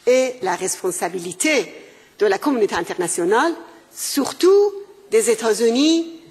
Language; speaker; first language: French; non-native, fluent; Persian